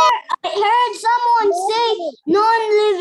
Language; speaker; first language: English; non-native, learner; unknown